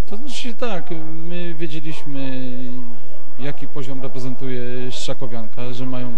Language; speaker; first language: Polish; native; Polish